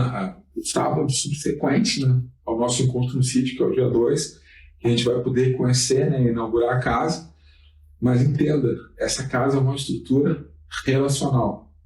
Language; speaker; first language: Portuguese; native; Portuguese